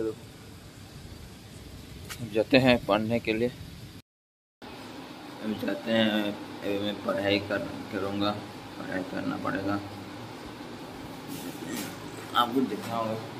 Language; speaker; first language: Hindi; non-native, local second language; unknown